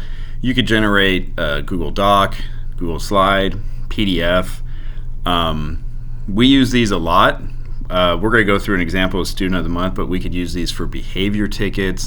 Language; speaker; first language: English; native; English